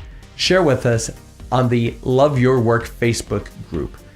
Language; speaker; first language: English; native; English